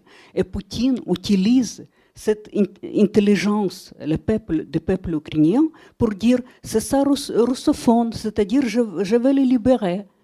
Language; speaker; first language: French; non-native, fluent; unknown